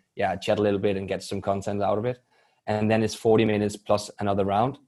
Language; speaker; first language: English; non-native, fluent; Danish